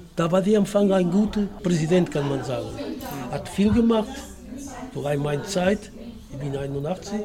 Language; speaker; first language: German; non-native, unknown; Portuguese